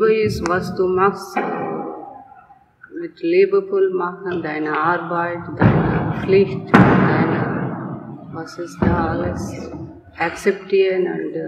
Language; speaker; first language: German; non-native, learner; Telugu